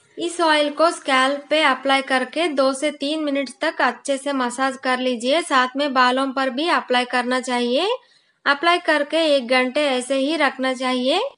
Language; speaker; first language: Hindi; non-native, local second language; Kannada